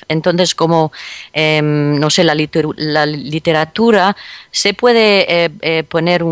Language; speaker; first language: Spanish; non-native, fluent; French